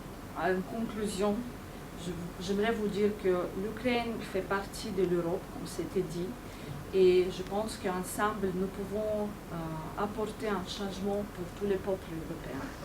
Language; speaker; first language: French; non-native, fluent; Ukrainian